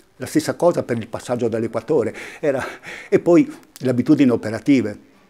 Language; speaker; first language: Italian; native; Italian